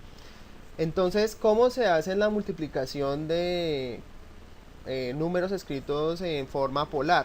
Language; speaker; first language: Spanish; native; Spanish